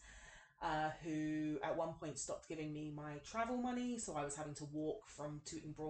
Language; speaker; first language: English; native; English